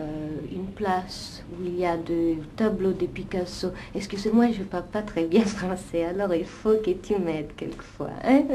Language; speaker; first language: French; non-native, fluent; Italian